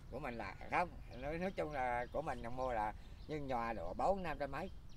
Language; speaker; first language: Vietnamese; native; Vietnamese